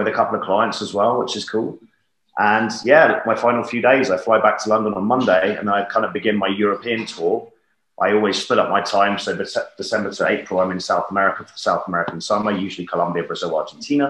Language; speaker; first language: English; native; English